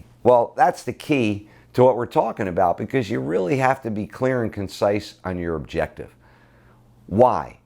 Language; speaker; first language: English; native; English